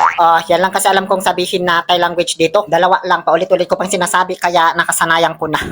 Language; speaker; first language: Filipino; native; Filipino